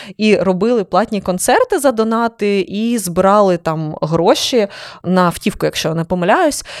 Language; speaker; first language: Ukrainian; native; Ukrainian